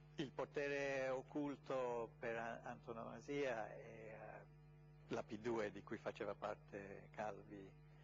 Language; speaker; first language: Italian; non-native, fluent; English